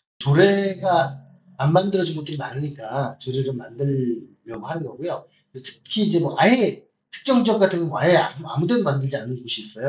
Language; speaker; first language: Korean; native; Korean